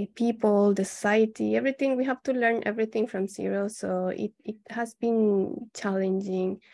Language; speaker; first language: English; non-native, fluent; Spanish